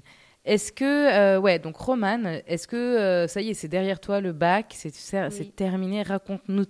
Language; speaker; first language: French; native; French